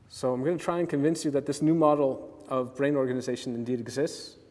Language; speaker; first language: English; native; English